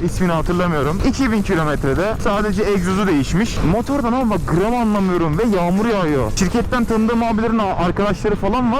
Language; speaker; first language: Turkish; native; Turkish